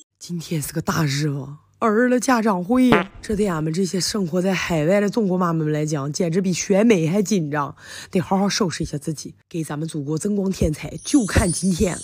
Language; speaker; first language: Chinese; native; Chinese